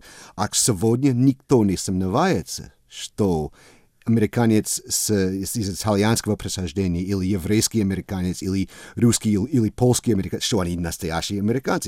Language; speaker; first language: Russian; non-native, fluent; English